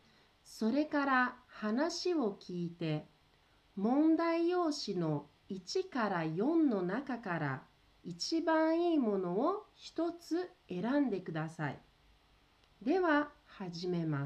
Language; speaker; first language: Japanese; early bilingual, heritage; Portuguese